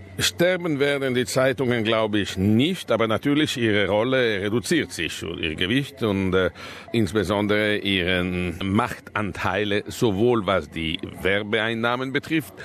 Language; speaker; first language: German; non-native, local second language; Italian